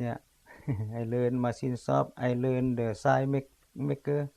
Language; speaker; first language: English; non-native, learner; Lao